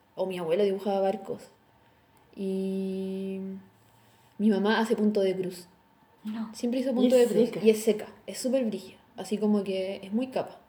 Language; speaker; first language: Spanish; native; Spanish